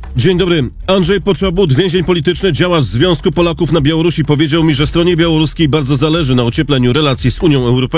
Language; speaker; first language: Polish; native; Polish